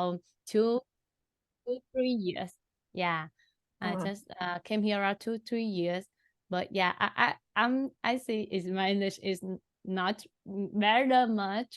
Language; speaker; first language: English; non-native, learner; Vietnamese